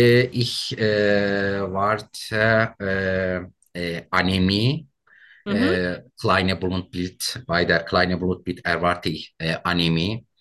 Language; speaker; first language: German; non-native, learner; Turkish